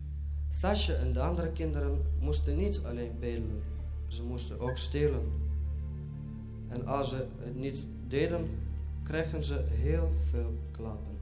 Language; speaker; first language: Dutch; non-native, fluent; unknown